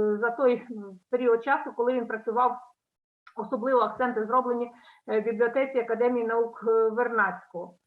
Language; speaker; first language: Ukrainian; native; Ukrainian